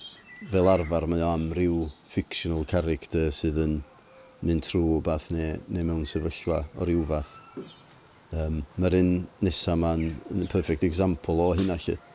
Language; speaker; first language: Welsh; native; Welsh